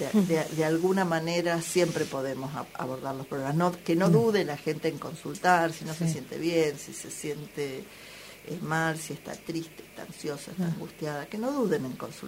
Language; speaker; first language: Spanish; native; Spanish